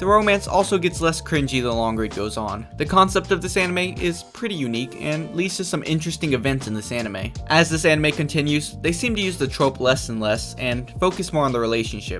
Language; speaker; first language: English; native; English